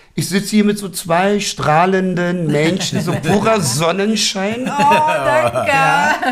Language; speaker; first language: German; native; German